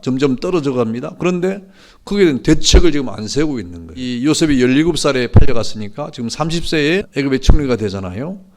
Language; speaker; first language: Korean; native; Korean